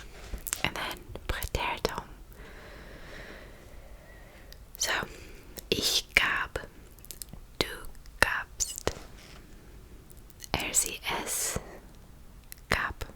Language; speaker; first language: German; non-native, learner; English